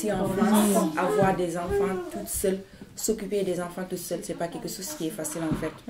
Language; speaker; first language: French; non-native, fluent; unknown